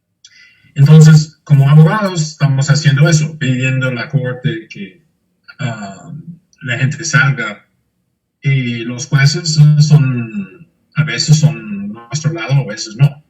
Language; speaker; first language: Spanish; non-native, fluent; English